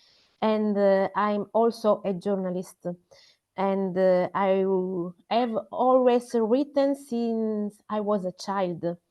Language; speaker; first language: English; non-native, learner; Italian